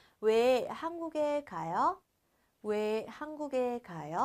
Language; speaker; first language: Korean; non-native, fluent; Vietnamese